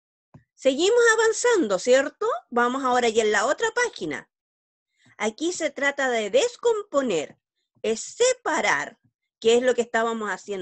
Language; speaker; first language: Spanish; native; Spanish